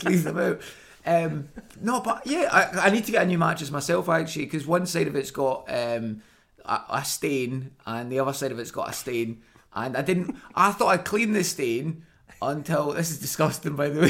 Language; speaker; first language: English; native; English